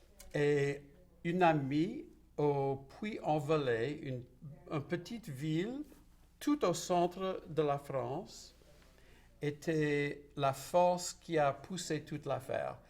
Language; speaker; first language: French; non-native, local second language; English